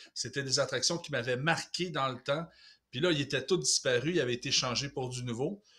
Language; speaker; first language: French; native; French